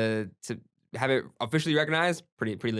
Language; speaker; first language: English; early bilingual, other home language; Gujarati